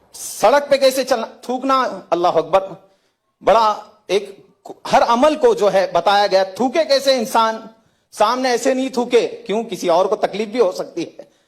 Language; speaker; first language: Hindi; native; Hindi